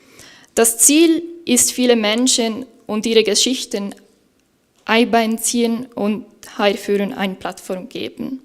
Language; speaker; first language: German; non-native, fluent; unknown